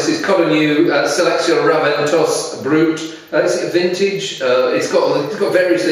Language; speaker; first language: English; native; English